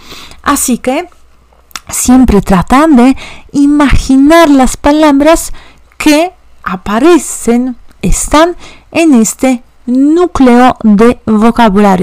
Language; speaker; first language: Spanish; non-native, fluent; Polish